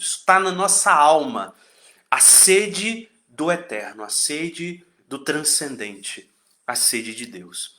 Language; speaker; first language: Portuguese; native; Portuguese